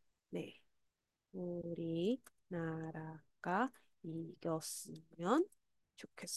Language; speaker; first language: Korean; non-native, fluent; Chinese